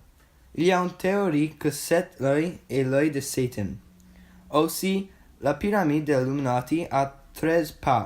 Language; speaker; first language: French; non-native, learner; English